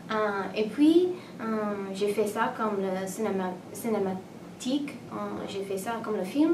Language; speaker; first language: French; non-native, learner; English